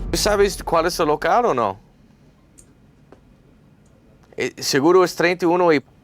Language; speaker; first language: Spanish; non-native, learner; English